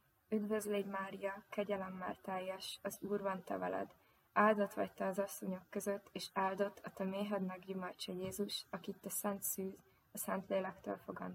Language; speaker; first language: Hungarian; native; Hungarian